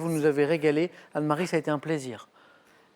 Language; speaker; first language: French; native; French